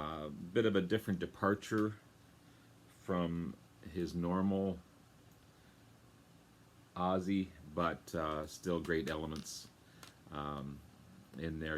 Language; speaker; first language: English; native; English